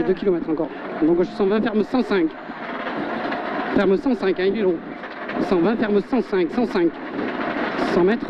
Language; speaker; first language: French; native; French